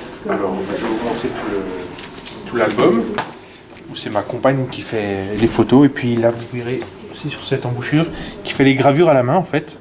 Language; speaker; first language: French; native; French